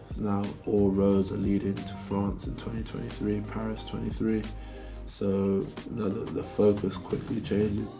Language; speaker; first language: English; native; English